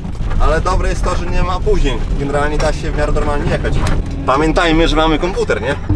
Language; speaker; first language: Polish; native; Polish